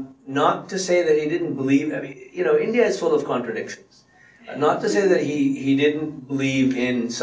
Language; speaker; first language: English; non-native, local second language; Punjabi